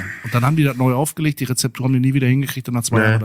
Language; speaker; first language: German; native; German